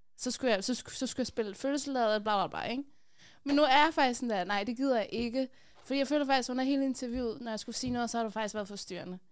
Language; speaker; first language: Danish; early bilingual, other home language; Persian